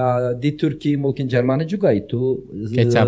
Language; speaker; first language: Indonesian; non-native, learner; Turkish